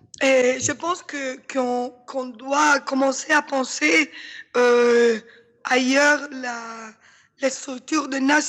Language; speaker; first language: French; non-native, fluent; Spanish